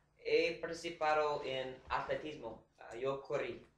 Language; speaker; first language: Spanish; non-native, learner; English